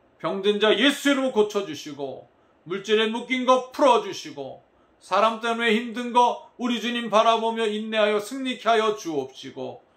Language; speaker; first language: Korean; native; Korean